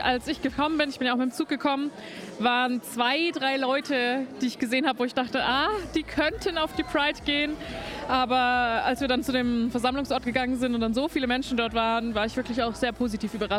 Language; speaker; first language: German; native; German